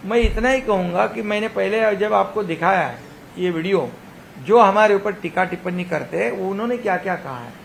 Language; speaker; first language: Hindi; non-native, local second language; Marathi